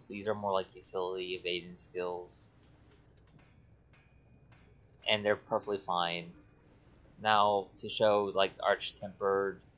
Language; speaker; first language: English; native; English